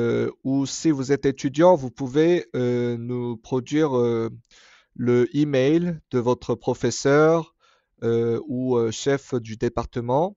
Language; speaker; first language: French; non-native, fluent; Korean